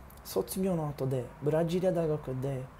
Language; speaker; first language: Japanese; non-native, learner; Portuguese